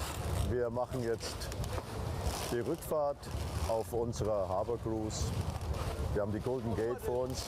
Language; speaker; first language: German; native; German